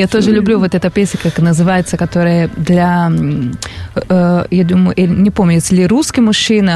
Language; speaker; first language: Russian; non-native, learner; Portuguese